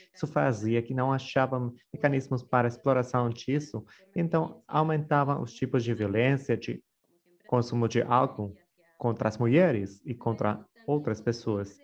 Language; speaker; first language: Portuguese; non-native, fluent; Spanish